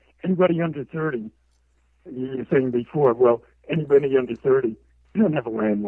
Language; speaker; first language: English; native; English